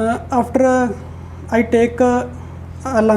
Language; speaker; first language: English; non-native, learner; Punjabi